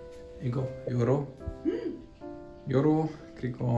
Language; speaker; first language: Korean; non-native, learner; Polish